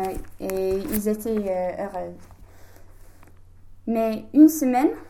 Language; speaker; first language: French; non-native, learner; English